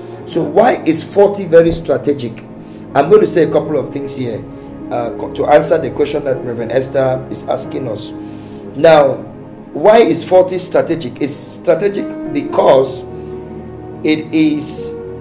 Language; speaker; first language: English; native; English